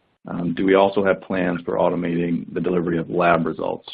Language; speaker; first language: English; native; English